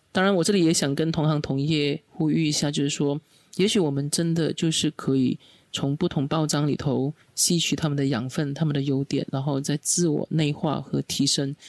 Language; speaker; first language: Chinese; native; Chinese